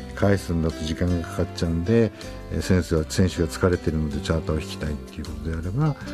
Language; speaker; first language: Japanese; native; Japanese